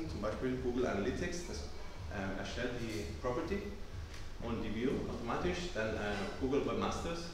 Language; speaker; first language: German; non-native, fluent; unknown